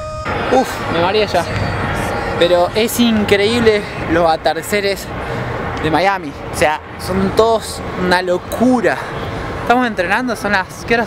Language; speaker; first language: Spanish; native; Spanish